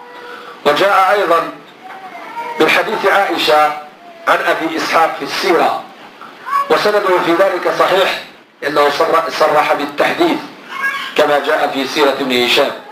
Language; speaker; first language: Arabic; native; Arabic